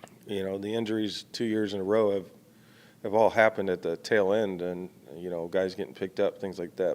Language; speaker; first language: English; native; English